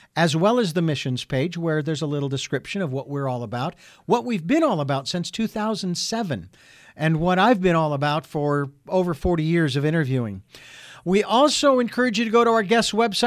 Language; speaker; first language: English; native; English